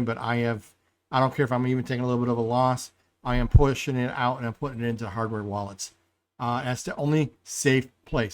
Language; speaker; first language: English; native; English